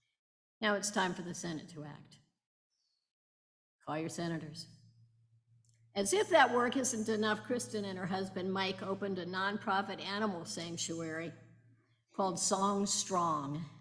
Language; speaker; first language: English; native; English